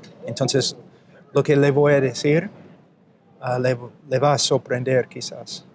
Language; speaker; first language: Spanish; non-native, fluent; English